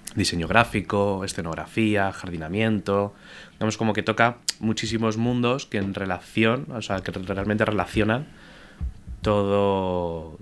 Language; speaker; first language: Spanish; native; Spanish